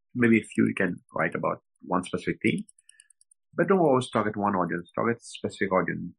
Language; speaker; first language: English; non-native, fluent; French